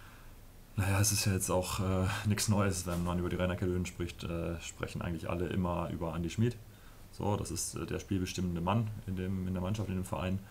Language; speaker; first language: German; native; German